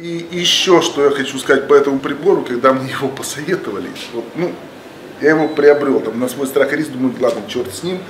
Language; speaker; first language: Russian; native; Russian